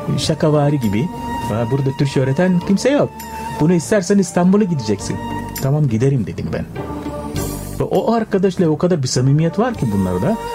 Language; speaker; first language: Turkish; non-native, fluent; Arabic